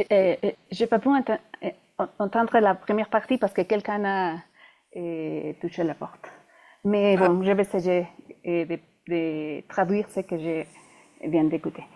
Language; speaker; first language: French; non-native, fluent; Spanish